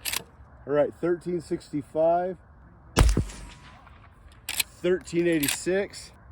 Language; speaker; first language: English; native; English